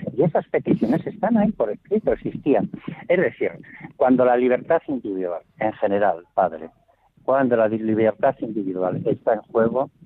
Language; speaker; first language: Spanish; native; Spanish